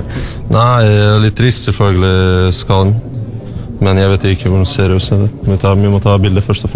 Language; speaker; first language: Norwegian; non-native, learner; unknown